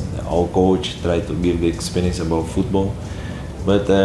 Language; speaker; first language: English; non-native, learner; Portuguese